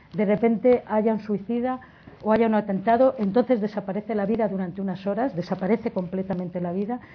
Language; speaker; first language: Spanish; native; Spanish